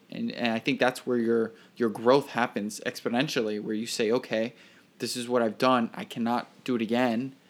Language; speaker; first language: English; native; English